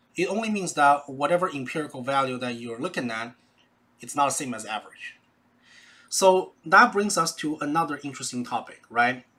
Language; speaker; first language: English; non-native, fluent; Chinese